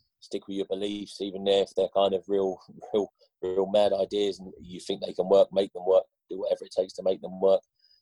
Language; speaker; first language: English; native; English